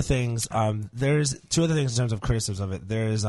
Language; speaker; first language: English; native; English